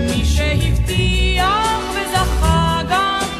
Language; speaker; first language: Hebrew; native; Hebrew